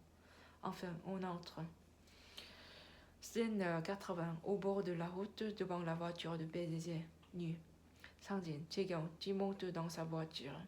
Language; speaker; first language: French; non-native, learner; Korean